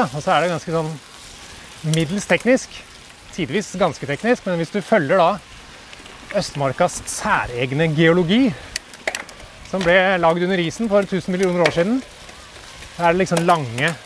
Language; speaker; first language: Norwegian; native; Norwegian